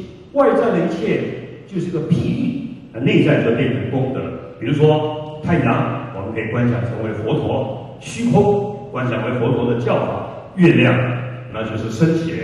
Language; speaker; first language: Chinese; native; Chinese